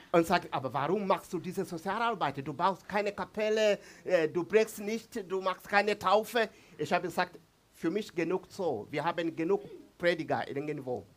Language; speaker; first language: German; non-native, learner; Swahili